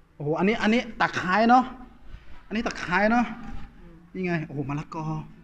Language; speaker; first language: Thai; non-native, local second language; Akha